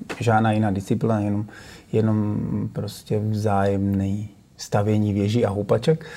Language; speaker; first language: Czech; native; Czech